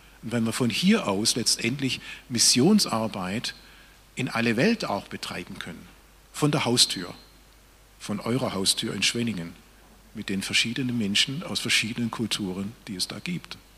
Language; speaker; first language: German; native; German